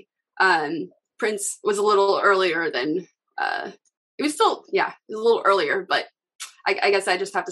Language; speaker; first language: English; native; English